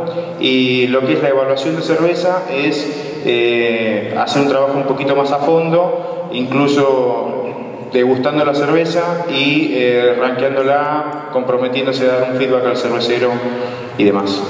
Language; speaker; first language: Spanish; native; Spanish